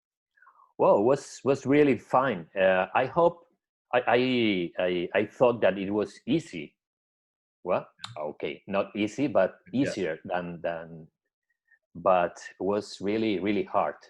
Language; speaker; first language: English; non-native, learner; Spanish